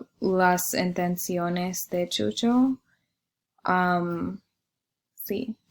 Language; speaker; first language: Spanish; non-native, learner; English